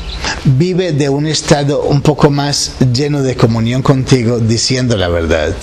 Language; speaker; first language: Spanish; native; Spanish